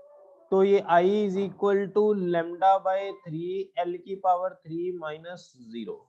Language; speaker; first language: Hindi; native; Hindi